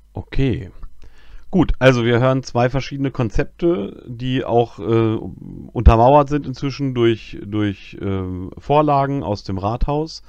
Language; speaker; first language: German; native; German